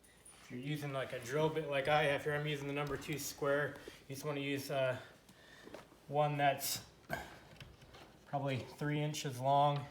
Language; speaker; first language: English; native; English